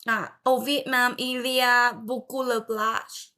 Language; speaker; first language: French; non-native, learner; Vietnamese